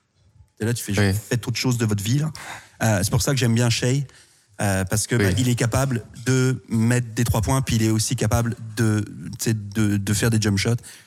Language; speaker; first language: French; native; French